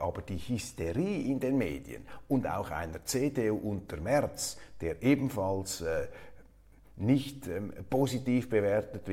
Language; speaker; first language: German; native; German